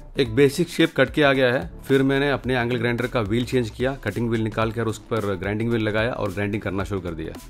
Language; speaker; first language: Hindi; non-native, local second language; Tamil